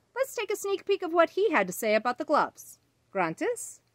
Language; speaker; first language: English; native; English